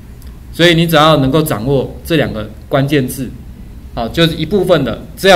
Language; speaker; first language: Chinese; native; Chinese